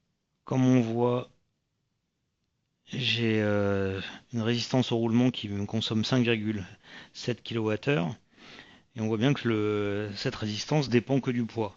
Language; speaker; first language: French; native; French